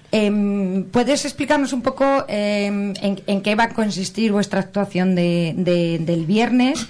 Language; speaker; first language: Spanish; native; Spanish